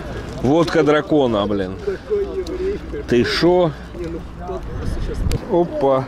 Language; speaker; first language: Russian; native; Russian